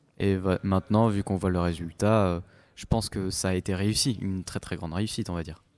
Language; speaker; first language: French; native; French